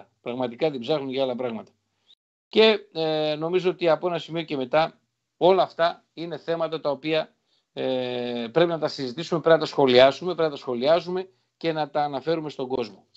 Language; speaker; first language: Greek; native; Greek